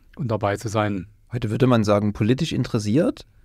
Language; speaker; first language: German; native; German